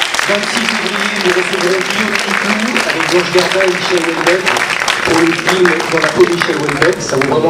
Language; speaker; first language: French; native; French